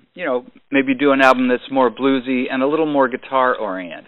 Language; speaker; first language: English; native; English